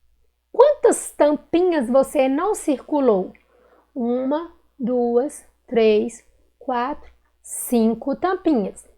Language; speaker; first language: Portuguese; native; Portuguese